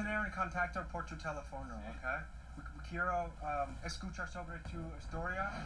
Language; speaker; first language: Spanish; non-native, learner; English